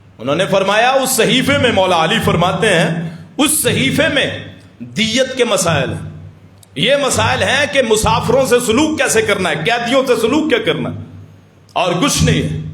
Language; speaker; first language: Urdu; non-native, local second language; Punjabi